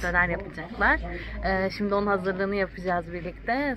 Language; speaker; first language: Turkish; native; Turkish